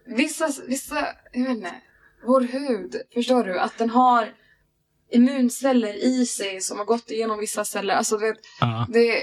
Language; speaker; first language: Swedish; native; Swedish